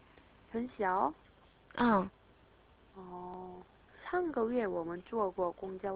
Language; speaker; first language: Chinese; non-native, learner; Korean